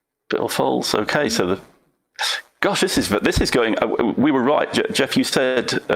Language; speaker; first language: English; native; English